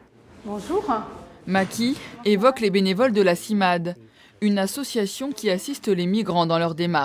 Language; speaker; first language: French; native; French